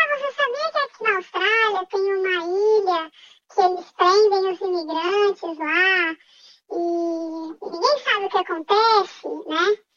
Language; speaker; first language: Portuguese; native; Portuguese